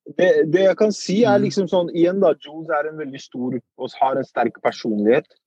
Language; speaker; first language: Norwegian; early bilingual, other home language; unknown